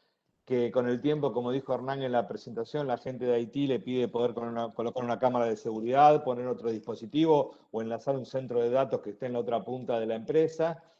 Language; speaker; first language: Spanish; native; Spanish